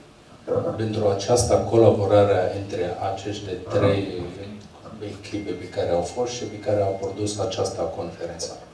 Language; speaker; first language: Romanian; non-native, fluent; Arabic